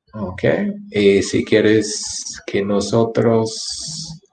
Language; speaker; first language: Spanish; non-native, fluent; English